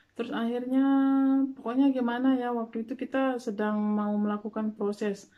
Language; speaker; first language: Indonesian; native; Indonesian